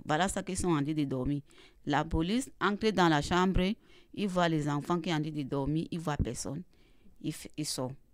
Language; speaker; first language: French; non-native, learner; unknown